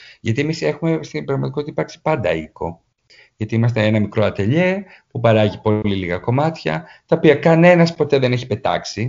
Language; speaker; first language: Greek; native; Greek